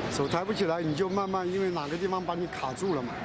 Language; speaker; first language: Chinese; native; Chinese